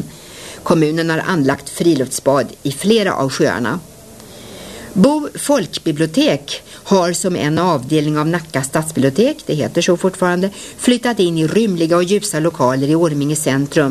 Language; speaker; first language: Swedish; native; Swedish